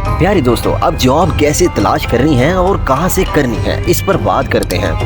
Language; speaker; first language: Urdu; non-native, local second language; Punjabi